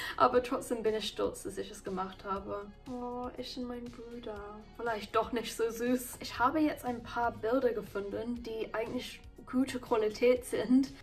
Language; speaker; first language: German; non-native, fluent; English